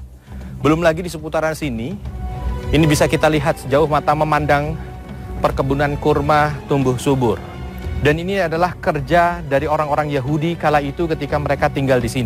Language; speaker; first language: Indonesian; native; Indonesian